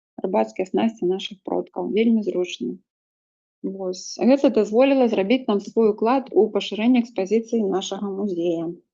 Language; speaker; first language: Belarusian; native; Belarusian